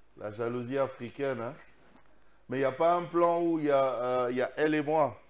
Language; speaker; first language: French; non-native, local second language; Lingala